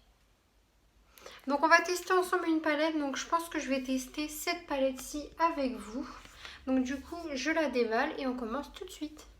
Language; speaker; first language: French; native; French